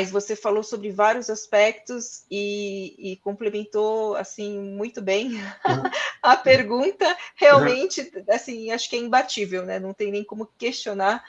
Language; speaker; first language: Portuguese; native; Portuguese